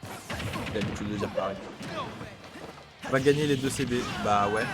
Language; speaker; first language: French; native; French